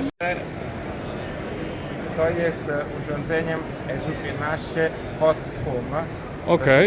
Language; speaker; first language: Polish; non-native, learner; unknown